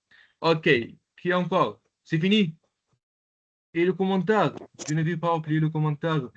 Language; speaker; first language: French; non-native, local second language; Arabic